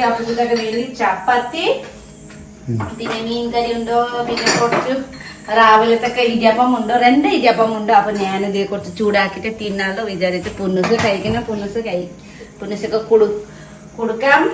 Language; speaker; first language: Malayalam; non-native, fluent; Nepali